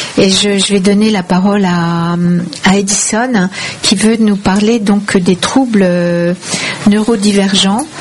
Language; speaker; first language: French; native; French